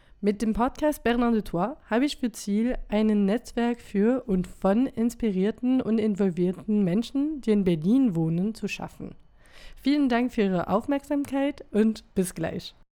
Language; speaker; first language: German; non-native, fluent; French